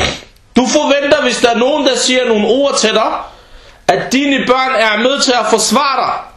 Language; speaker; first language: Danish; early bilingual, other home language; Arabic